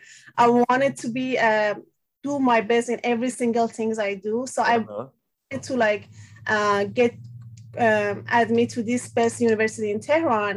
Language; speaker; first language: English; non-native, fluent; Persian